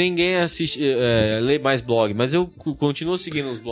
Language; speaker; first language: Portuguese; native; Portuguese